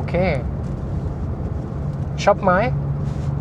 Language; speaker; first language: Thai; non-native, learner; French